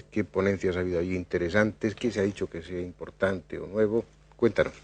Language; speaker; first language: Spanish; native; Spanish